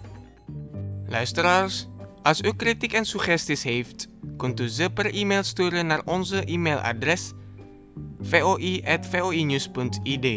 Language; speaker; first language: Dutch; non-native, learner; Indonesian